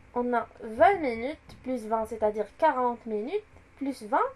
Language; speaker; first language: French; non-native, local second language; Arabic